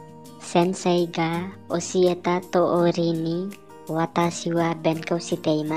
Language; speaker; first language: Japanese; non-native, learner; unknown